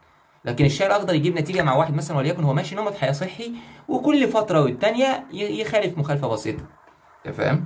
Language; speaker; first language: Arabic; native; Arabic